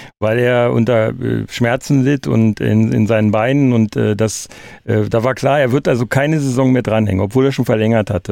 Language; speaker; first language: German; native; German